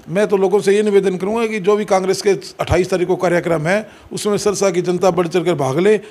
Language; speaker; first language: Hindi; native; Hindi